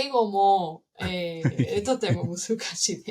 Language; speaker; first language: Japanese; non-native, learner; Spanish